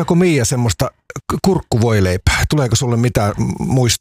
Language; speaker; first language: Finnish; native; Finnish